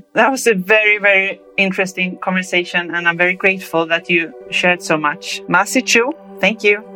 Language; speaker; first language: English; non-native, fluent; Swedish